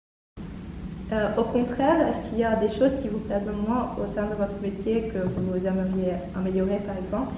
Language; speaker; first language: French; native; French